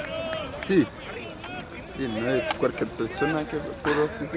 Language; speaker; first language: Spanish; non-native, learner; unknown